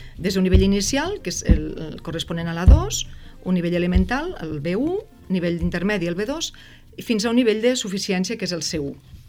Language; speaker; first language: Catalan; native; Catalan